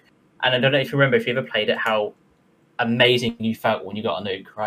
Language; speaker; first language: English; native; English